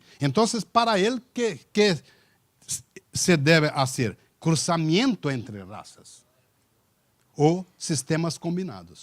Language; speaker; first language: Spanish; non-native, learner; Portuguese